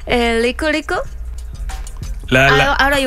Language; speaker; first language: Spanish; non-native, learner; Korean